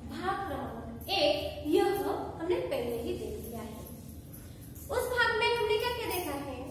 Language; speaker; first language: Hindi; non-native, local second language; Marathi